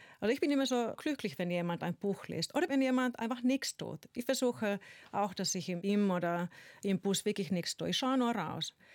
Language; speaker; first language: German; non-native, fluent; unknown